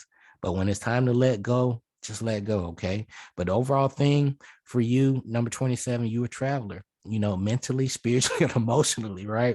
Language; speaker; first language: English; native; English